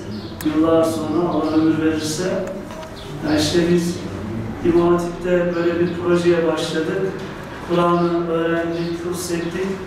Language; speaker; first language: Turkish; native; Turkish